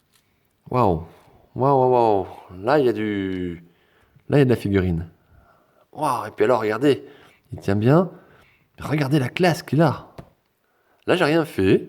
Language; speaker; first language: French; native; French